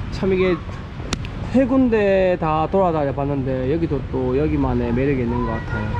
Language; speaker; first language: Korean; native; Korean